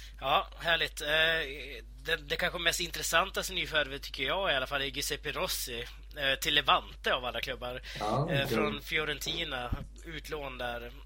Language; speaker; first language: Swedish; native; Swedish